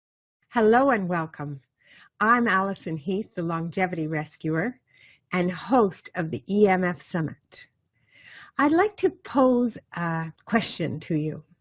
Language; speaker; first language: English; native; English